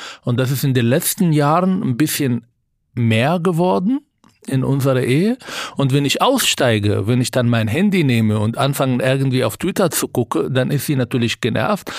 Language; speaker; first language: German; non-native, fluent; Arabic